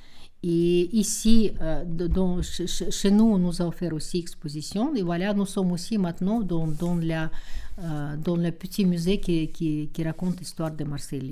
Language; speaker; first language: French; non-native, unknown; Russian